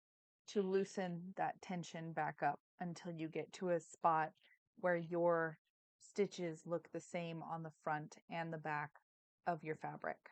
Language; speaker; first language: English; native; English